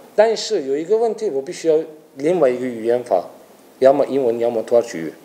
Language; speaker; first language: Chinese; non-native, fluent; Turkish